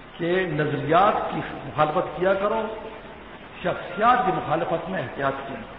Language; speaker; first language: Urdu; non-native, local second language; Pashto